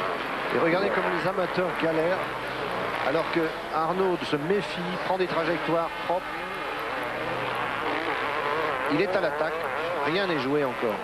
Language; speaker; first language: French; native; French